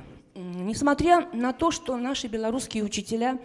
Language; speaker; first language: Russian; native; Russian